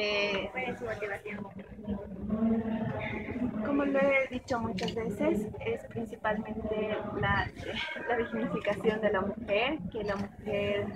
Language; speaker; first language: Spanish; non-native, local second language; Aymara